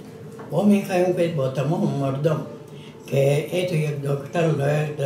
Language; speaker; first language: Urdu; non-native, learner; Persian